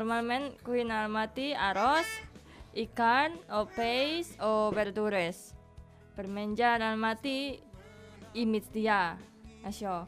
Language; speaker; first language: Catalan; non-native, learner; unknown